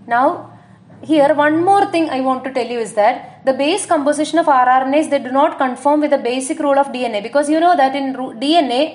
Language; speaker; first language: English; non-native, local second language; Malayalam